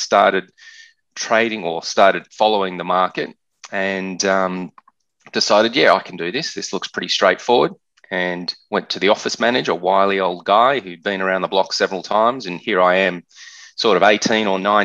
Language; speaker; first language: English; native; English